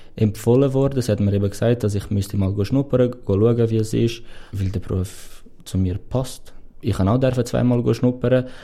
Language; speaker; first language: German; non-native, fluent; Portuguese